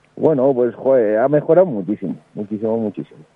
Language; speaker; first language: Spanish; native; Spanish